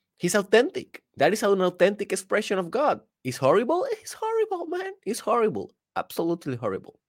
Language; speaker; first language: English; non-native, fluent; Spanish